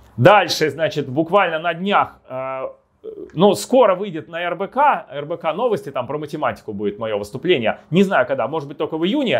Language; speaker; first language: Russian; native; Russian